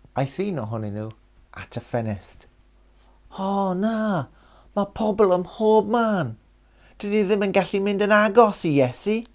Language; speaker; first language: Welsh; non-native, local second language; English